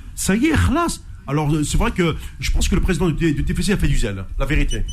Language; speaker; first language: French; non-native, local second language; Arabic